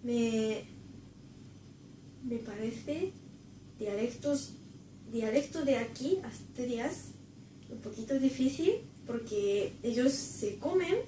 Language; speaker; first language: Spanish; non-native, learner; Japanese